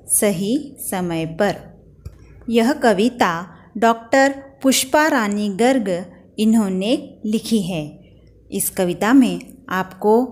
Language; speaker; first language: Hindi; non-native, local second language; Marathi